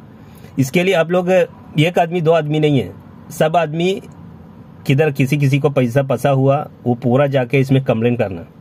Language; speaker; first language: Hindi; non-native, local second language; Malayalam